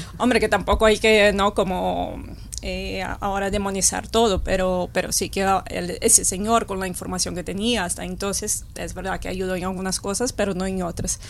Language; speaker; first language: Spanish; non-native, fluent; Portuguese